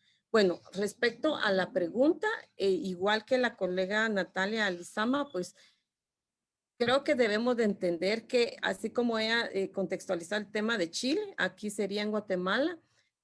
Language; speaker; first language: Spanish; non-native, local second language; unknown